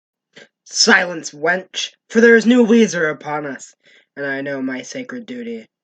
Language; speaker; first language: English; native; English